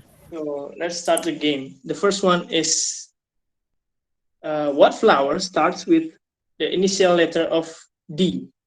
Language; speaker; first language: English; non-native, fluent; Indonesian